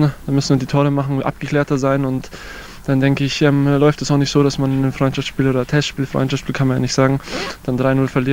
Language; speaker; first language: German; native; German